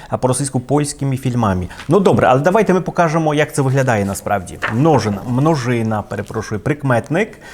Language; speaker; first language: Ukrainian; non-native, fluent; Polish